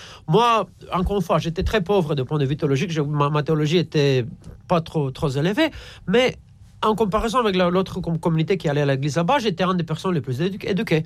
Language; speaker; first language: French; non-native, fluent; Romanian